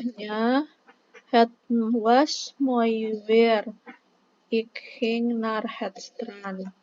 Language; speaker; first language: Dutch; non-native, fluent; Indonesian